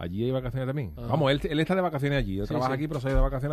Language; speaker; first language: Spanish; native; Spanish